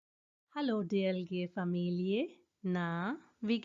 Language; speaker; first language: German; non-native, fluent; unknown